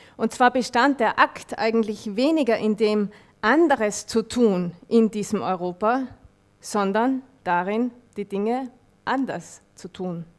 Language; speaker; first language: German; non-native, fluent; French